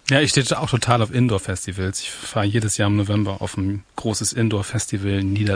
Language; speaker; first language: German; native; German